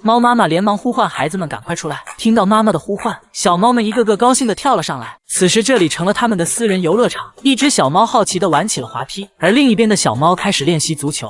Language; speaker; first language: Chinese; native; Chinese